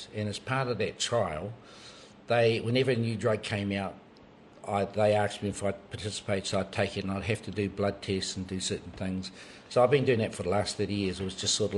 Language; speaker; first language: English; native; English